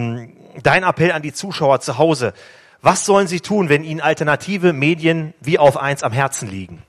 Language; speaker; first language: German; native; German